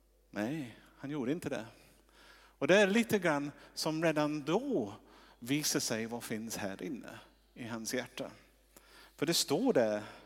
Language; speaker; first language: Swedish; non-native, fluent; English